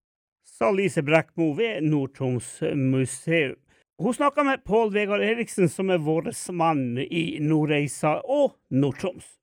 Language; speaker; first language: Norwegian; native; Norwegian